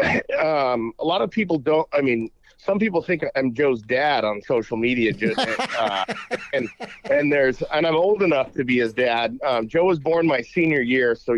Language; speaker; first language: English; native; English